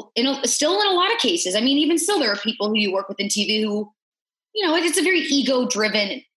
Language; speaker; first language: English; native; English